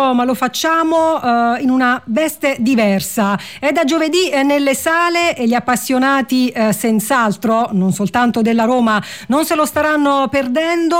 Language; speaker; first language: Italian; native; Italian